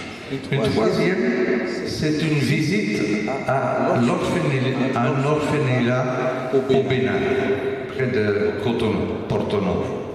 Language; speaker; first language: French; non-native, local second language; Dutch